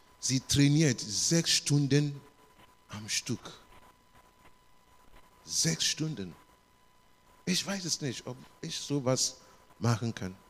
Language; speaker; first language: German; non-native, learner; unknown